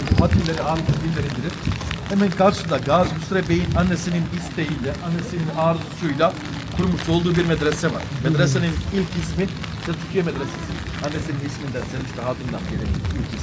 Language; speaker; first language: Turkish; native; Turkish